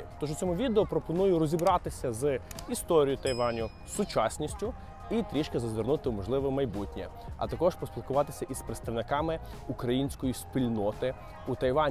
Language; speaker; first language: Ukrainian; native; Ukrainian